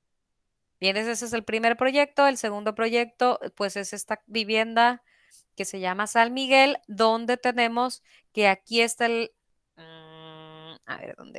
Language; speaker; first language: Spanish; native; Spanish